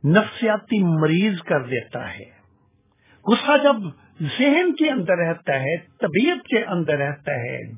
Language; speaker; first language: Urdu; non-native, local second language; Punjabi